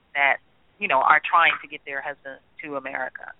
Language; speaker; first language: English; native; English